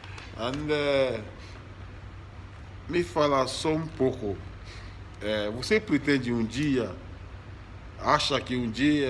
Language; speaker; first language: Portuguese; non-native, fluent; Yoruba